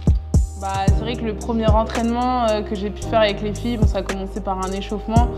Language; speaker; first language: French; native; French